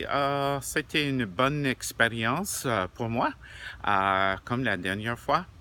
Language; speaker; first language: French; non-native, learner; English